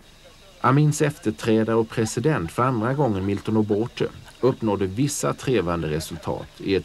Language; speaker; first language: Swedish; native; Swedish